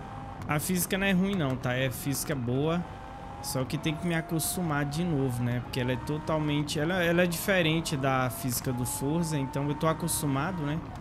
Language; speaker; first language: Portuguese; native; Portuguese